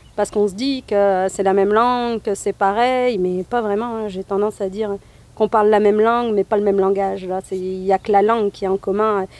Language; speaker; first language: French; native; French